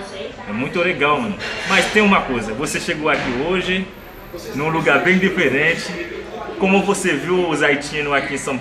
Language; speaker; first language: Portuguese; non-native, fluent; Haitian Creole